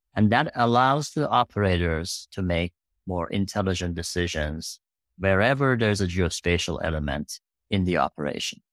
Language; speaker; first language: English; non-native, fluent; Persian